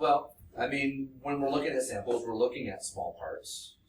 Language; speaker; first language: English; native; English